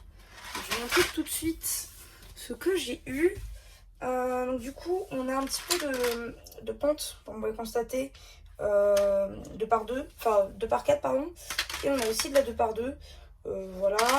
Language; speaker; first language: French; native; French